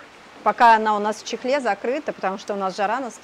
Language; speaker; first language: Russian; native; Russian